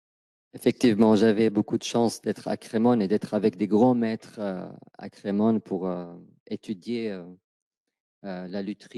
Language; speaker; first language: French; non-native, fluent; Arabic